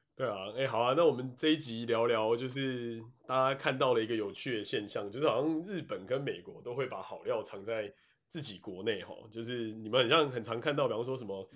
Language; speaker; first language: Chinese; native; Chinese